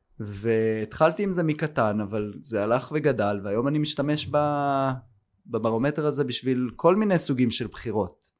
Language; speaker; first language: Hebrew; native; Hebrew